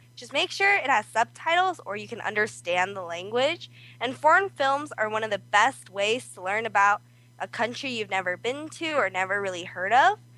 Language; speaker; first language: English; early bilingual, other home language; Korean